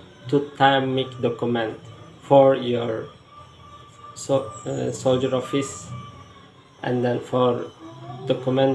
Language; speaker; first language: English; non-native, learner; Turkish